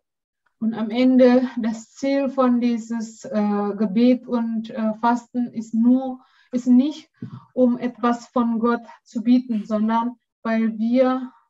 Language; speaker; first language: German; non-native, learner; Indonesian